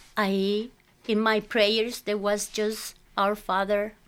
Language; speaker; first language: English; non-native, fluent; Spanish